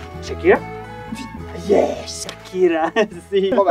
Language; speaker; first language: Spanish; non-native, learner; Serbian